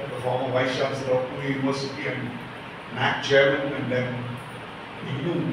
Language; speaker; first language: English; non-native, local second language; Marathi